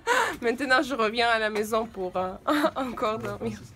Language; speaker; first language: French; non-native, fluent; Russian